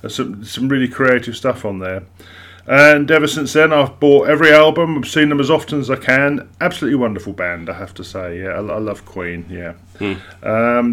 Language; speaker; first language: English; native; English